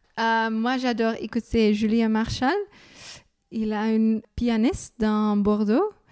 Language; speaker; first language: French; non-native, learner; Dutch